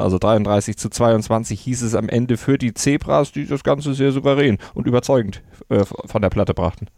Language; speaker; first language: German; native; German